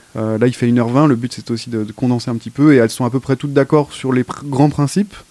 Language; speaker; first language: French; native; French